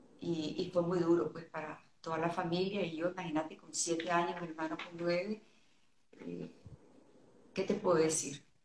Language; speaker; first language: Spanish; native; Spanish